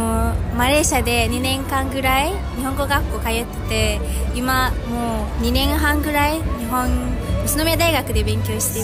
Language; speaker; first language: Japanese; non-native, fluent; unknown